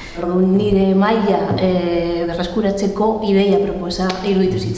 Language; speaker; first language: Basque; non-native, local second language; Spanish